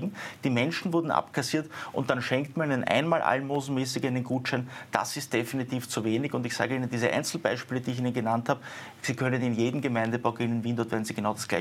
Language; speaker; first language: German; native; German